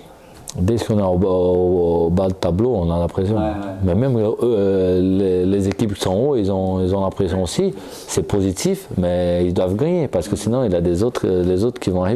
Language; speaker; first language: French; non-native, fluent; Portuguese